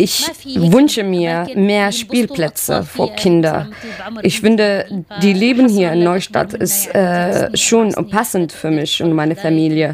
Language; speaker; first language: German; non-native, learner; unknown